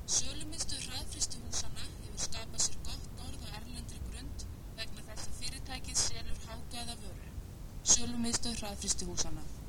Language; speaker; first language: Icelandic; native; Icelandic